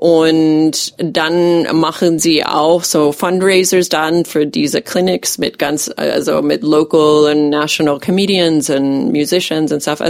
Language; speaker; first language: German; non-native, fluent; English